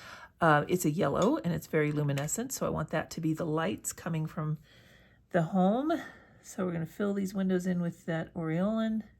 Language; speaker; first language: English; native; English